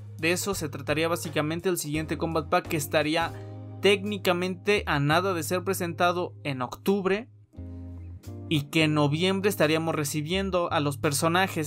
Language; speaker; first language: Spanish; native; Spanish